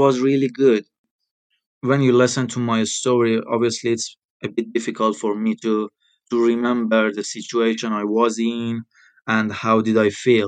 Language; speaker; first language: English; non-native, fluent; Persian